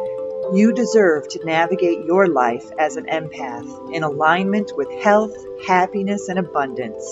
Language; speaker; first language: English; native; English